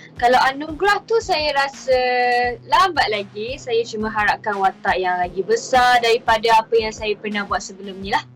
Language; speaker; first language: Malay; native; Malay